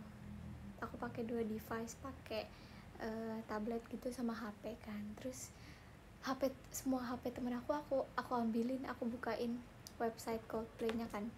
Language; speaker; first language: Indonesian; native; Indonesian